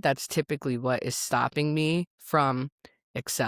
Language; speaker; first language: English; native; English